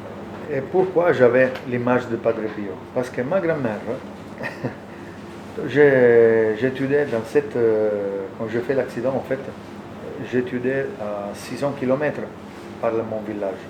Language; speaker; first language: French; non-native, learner; Italian